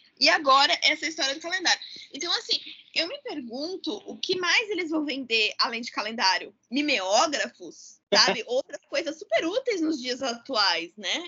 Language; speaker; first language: Portuguese; native; Portuguese